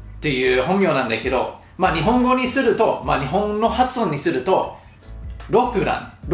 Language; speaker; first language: Japanese; non-native, fluent; English